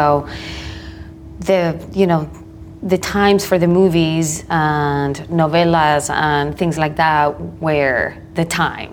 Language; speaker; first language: English; non-native, fluent; Spanish